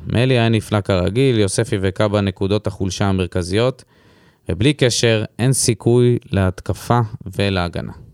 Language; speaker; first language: Hebrew; native; Hebrew